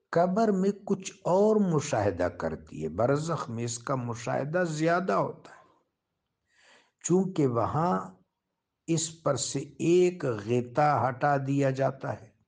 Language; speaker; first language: Urdu; non-native, local second language; Pashto